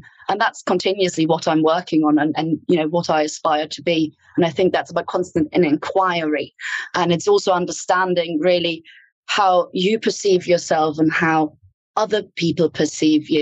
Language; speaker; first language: English; non-native, fluent; German